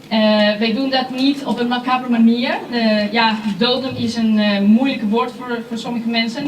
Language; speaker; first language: Dutch; non-native, fluent; Spanish